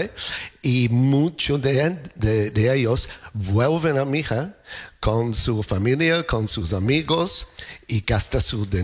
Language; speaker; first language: Spanish; non-native, learner; English